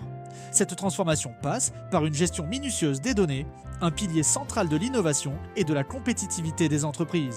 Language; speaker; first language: French; native; French